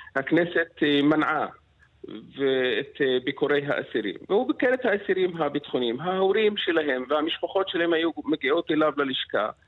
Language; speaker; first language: Hebrew; non-native, local second language; Arabic